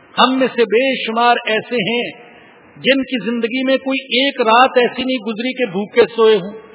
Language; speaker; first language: Urdu; non-native, local second language; Punjabi